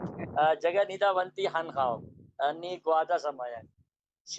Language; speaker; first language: Chinese; non-native, learner; Urdu